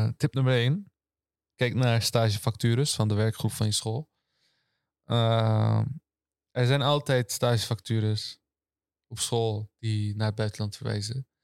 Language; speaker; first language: Dutch; early bilingual, other home language; Turkish